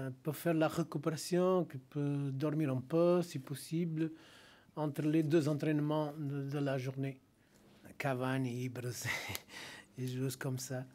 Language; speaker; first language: French; non-native, fluent; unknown